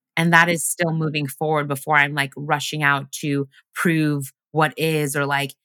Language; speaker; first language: English; early bilingual, other home language; Ganda